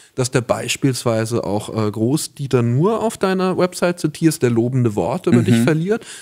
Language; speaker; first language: German; native; German